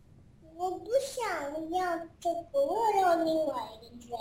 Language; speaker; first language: Chinese; early bilingual, heritage; Chinese